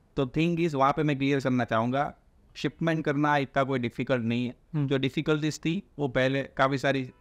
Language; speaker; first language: Hindi; non-native, local second language; Gujarati